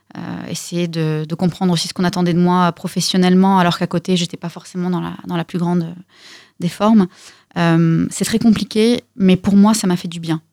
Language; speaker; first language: French; early bilingual, other home language; Russian